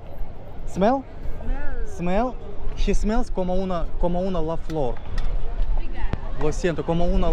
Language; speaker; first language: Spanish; non-native, learner; Russian